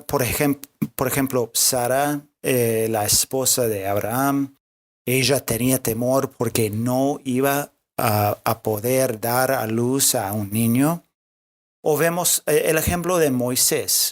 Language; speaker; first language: Spanish; non-native, fluent; English